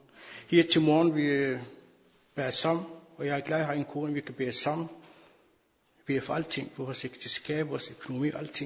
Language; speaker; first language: Danish; non-native, fluent; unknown